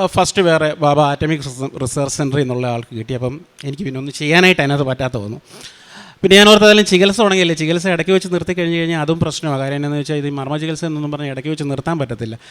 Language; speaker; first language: Malayalam; native; Malayalam